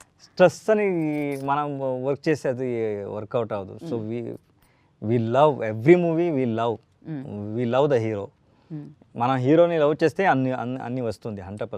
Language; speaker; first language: Telugu; non-native, learner; Kannada